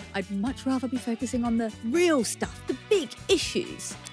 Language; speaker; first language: English; native; English